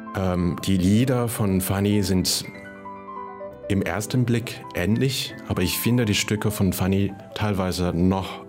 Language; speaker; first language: German; non-native, fluent; Cantonese